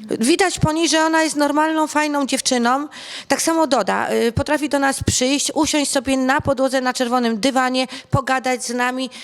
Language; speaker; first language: Polish; native; Polish